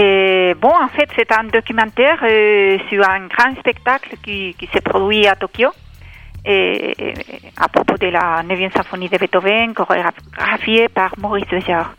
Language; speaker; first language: French; non-native, fluent; Spanish